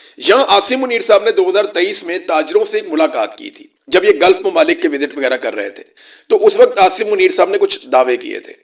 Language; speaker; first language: Urdu; native; Urdu